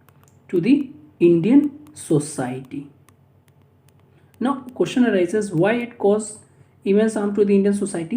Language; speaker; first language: English; non-native, local second language; Hindi